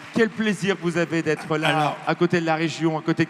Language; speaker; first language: French; native; French